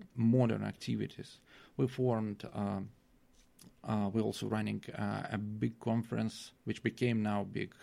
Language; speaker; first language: English; non-native, fluent; Russian